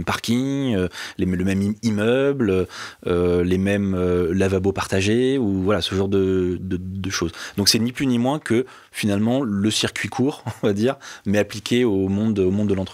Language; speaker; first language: French; native; French